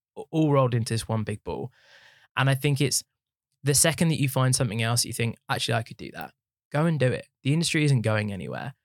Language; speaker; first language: English; native; English